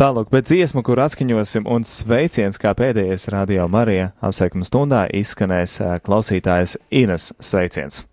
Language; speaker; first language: Latvian; native; Latvian